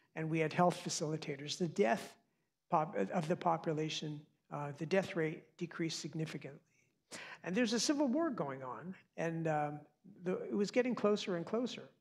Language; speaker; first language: English; native; English